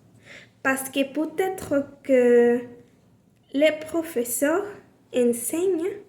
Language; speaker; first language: French; non-native, learner; Spanish